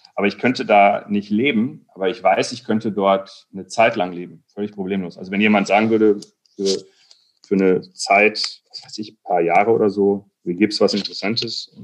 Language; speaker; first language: German; native; German